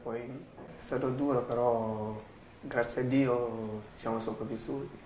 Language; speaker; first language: Italian; non-native, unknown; Wolof